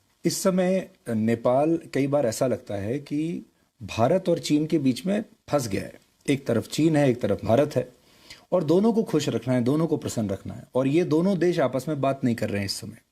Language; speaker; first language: Hindi; native; Hindi